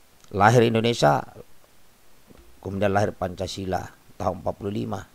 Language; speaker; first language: Indonesian; native; Indonesian